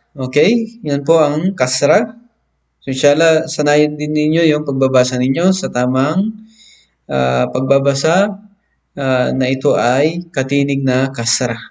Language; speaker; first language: Filipino; non-native, local second language; Maranao